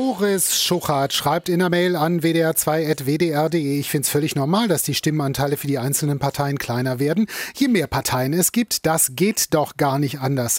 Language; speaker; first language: German; native; German